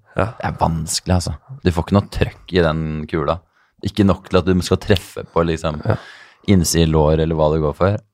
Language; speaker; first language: Norwegian; native; Norwegian